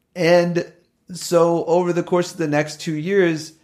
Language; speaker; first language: English; native; English